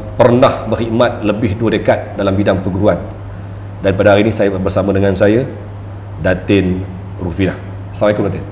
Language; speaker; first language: Malay; native; Malay